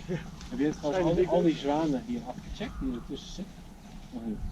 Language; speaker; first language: Dutch; native; Dutch